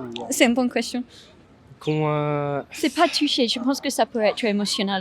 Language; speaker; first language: French; non-native, learner; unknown